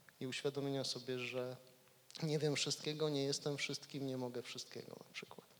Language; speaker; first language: Polish; native; Polish